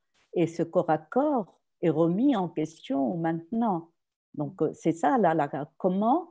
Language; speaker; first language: French; non-native, local second language; Arabic